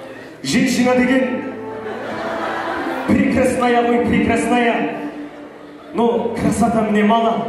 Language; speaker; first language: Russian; non-native, local second language; Kazakh